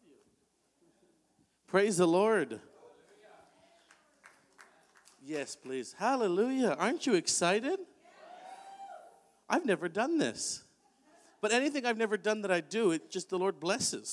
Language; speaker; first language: English; native; English